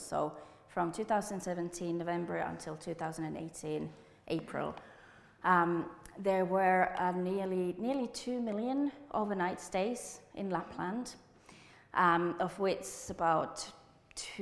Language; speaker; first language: English; non-native, fluent; Finnish